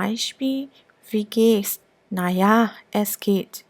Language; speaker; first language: German; non-native, fluent; Burmese